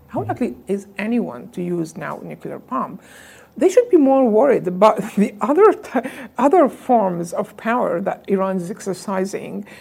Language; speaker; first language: English; non-native, fluent; Arabic